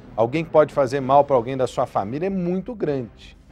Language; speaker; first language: Portuguese; native; Portuguese